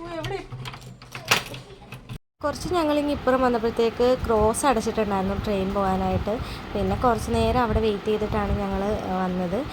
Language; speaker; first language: Malayalam; native; Malayalam